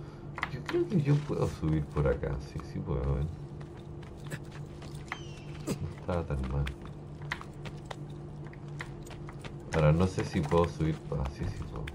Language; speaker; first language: Spanish; native; Spanish